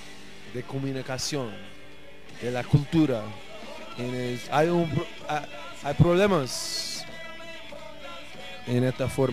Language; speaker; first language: Spanish; non-native, learner; English